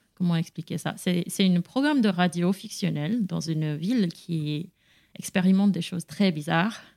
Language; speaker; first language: French; non-native, fluent; Spanish